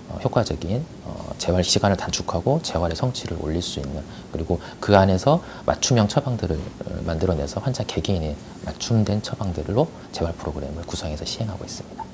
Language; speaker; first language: Korean; native; Korean